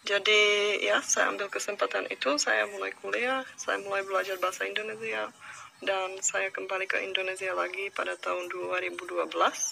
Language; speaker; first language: Indonesian; non-native, fluent; Czech